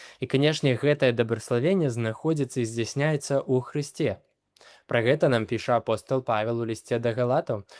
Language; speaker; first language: Belarusian; native; Belarusian